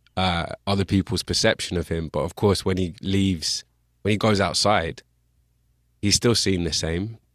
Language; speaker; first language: English; native; English